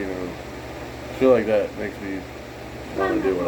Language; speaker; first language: English; native; English